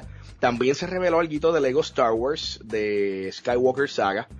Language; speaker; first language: Spanish; native; Spanish